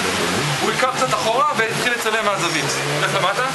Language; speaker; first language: Hebrew; native; Hebrew